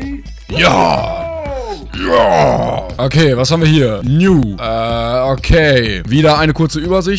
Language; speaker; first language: German; native; German